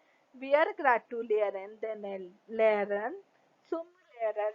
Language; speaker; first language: German; non-native, fluent; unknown